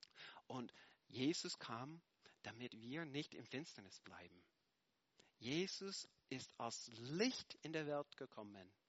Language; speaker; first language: German; non-native, fluent; English